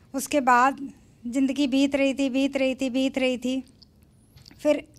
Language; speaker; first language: Hindi; native; Hindi